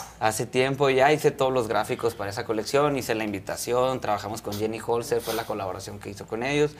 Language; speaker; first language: Spanish; native; Spanish